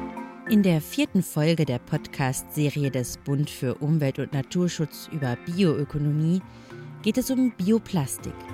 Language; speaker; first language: German; native; German